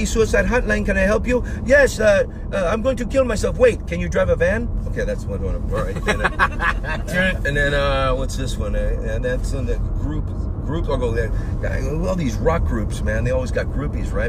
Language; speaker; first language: English; native; English